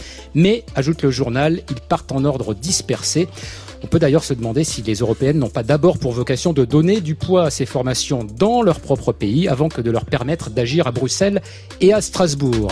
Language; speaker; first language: French; native; French